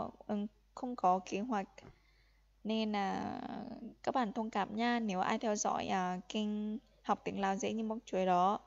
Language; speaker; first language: Vietnamese; non-native, fluent; Lao